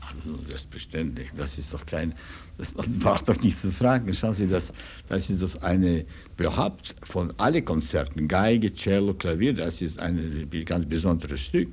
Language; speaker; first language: German; non-native, fluent; Russian